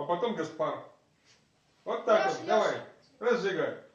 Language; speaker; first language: Russian; native; Russian